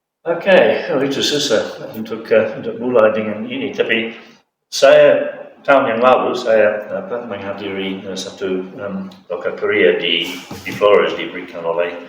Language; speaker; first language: Indonesian; non-native, fluent; English